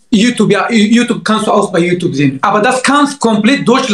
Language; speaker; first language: German; non-native, learner; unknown